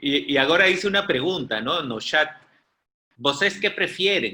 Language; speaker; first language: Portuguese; non-native, learner; Spanish